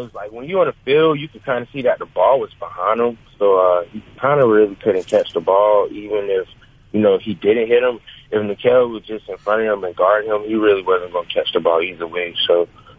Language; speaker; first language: English; native; English